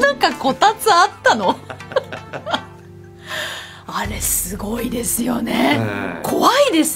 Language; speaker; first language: Japanese; native; Japanese